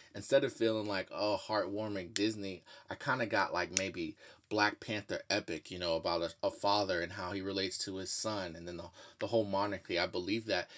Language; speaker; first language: English; native; English